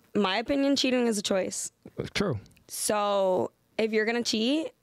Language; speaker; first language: English; native; English